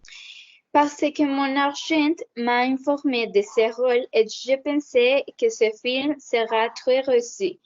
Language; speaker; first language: French; non-native, learner; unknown